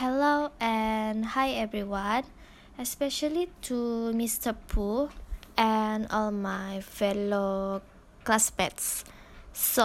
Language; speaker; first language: English; non-native, local second language; Malay